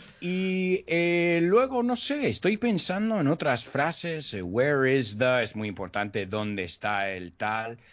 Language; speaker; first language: Spanish; early bilingual, heritage; Spanish